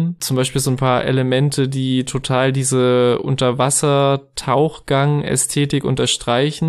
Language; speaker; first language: German; native; German